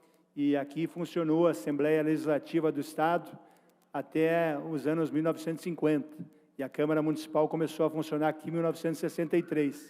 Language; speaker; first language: Portuguese; native; Portuguese